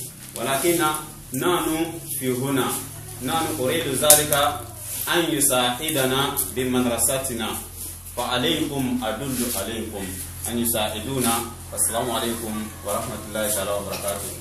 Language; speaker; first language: Arabic; non-native, learner; Dyula